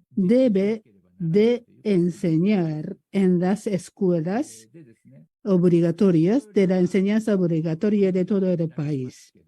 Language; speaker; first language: Spanish; non-native, learner; Japanese